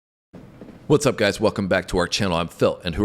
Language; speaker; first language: English; native; English